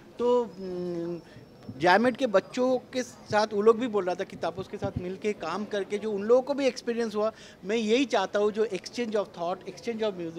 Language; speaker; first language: Hindi; non-native, local second language; Bangla